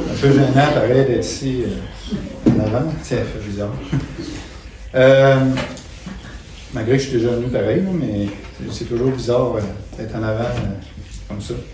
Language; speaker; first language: French; native; French